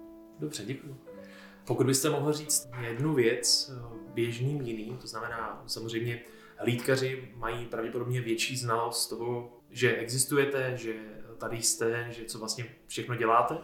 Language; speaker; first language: Czech; native; Czech